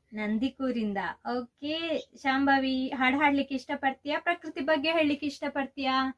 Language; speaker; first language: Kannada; native; Kannada